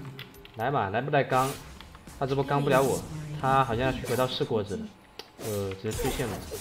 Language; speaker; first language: Chinese; native; Chinese